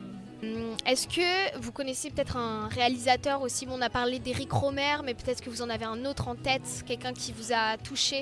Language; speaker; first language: French; native; French